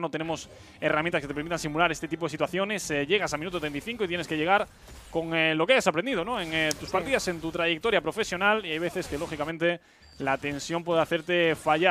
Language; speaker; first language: Spanish; native; Spanish